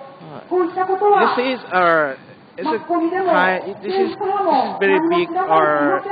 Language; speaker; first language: English; non-native, learner; Japanese